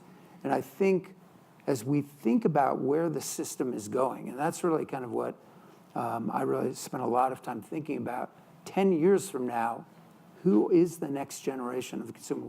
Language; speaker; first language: English; native; English